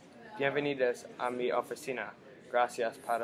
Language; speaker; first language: Spanish; non-native, learner; English